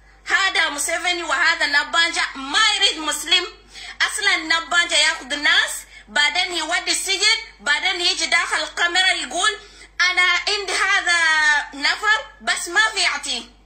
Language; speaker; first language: Arabic; non-native, learner; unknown